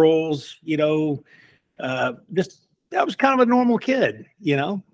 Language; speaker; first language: English; native; English